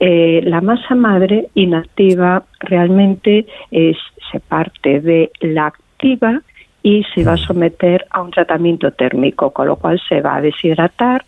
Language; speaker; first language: Spanish; native; Spanish